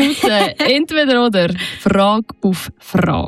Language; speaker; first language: German; native; German